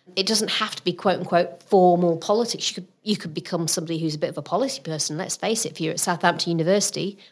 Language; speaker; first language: English; native; English